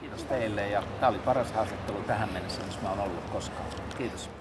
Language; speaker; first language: Finnish; native; Finnish